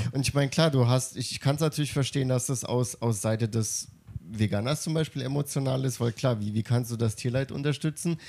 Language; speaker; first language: German; native; German